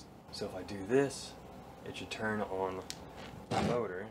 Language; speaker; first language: English; native; English